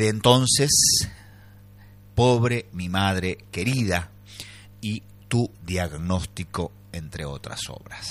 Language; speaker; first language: Spanish; native; Spanish